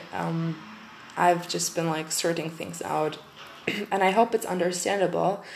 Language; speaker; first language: English; non-native, fluent; German